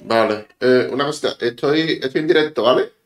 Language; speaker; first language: Spanish; native; Spanish